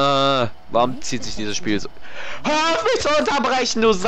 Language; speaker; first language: German; native; German